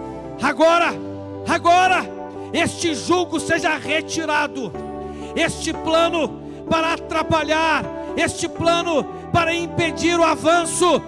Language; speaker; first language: Portuguese; native; Portuguese